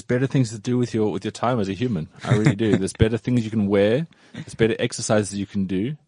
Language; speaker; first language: English; native; English